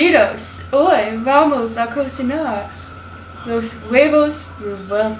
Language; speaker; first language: Spanish; non-native, learner; English